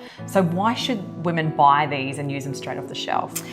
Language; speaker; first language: English; native; English